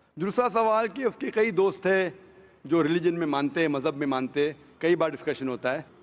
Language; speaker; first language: Hindi; non-native, local second language; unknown